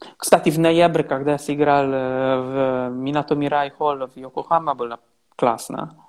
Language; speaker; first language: Russian; non-native, learner; Italian